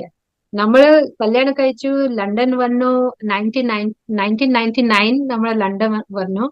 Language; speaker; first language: Malayalam; non-native, local second language; Odia